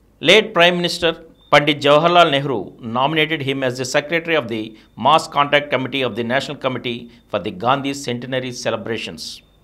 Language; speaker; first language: English; non-native, local second language; Telugu